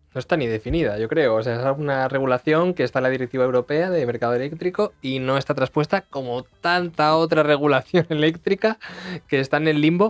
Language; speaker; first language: Spanish; native; Spanish